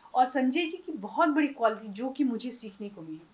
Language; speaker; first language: Hindi; native; Hindi